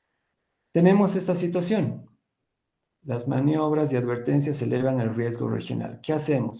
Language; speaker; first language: Spanish; native; Spanish